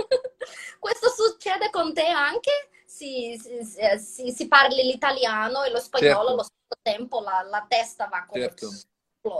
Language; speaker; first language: Italian; non-native, learner; Portuguese